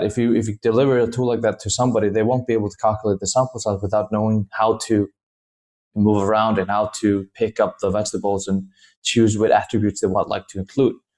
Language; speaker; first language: English; non-native, fluent; Danish